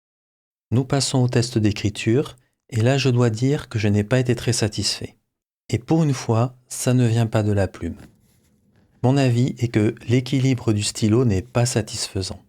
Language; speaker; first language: French; native; French